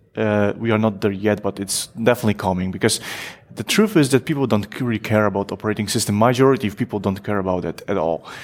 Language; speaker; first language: English; non-native, fluent; Polish